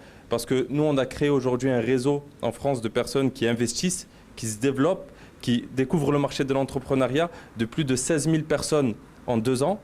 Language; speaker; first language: French; native; French